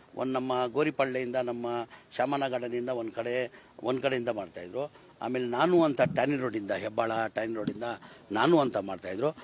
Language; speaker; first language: Kannada; non-native, local second language; Urdu